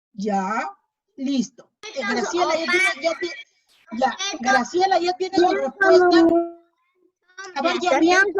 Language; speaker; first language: Spanish; native; Spanish